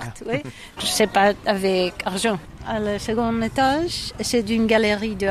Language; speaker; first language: French; non-native, learner; Catalan